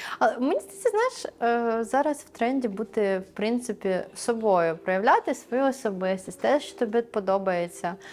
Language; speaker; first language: Ukrainian; early bilingual, other home language; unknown